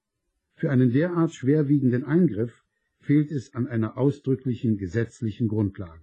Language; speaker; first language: German; native; German